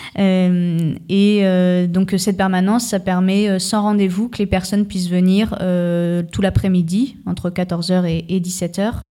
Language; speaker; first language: French; native; French